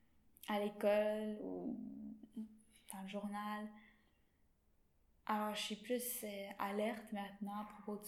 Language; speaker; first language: French; non-native, local second language; English